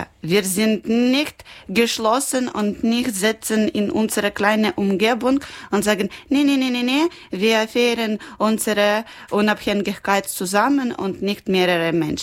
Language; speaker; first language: German; non-native, learner; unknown